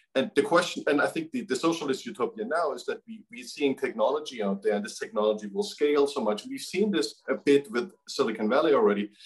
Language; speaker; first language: English; non-native, fluent; German